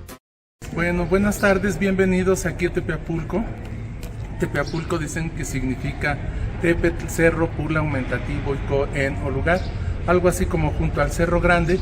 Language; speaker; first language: Spanish; native; Spanish